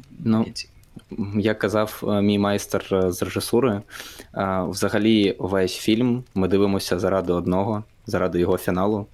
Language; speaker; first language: Ukrainian; non-native, local second language; Russian